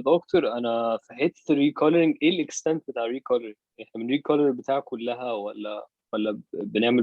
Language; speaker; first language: Arabic; native; Arabic